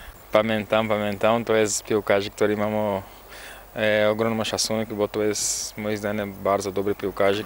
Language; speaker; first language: Polish; non-native, fluent; Portuguese